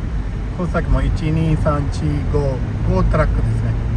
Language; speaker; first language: Japanese; non-native, fluent; Urdu